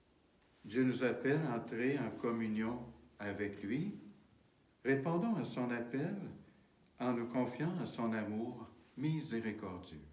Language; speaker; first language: French; native; French